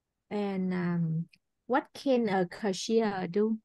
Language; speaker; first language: English; non-native, learner; Vietnamese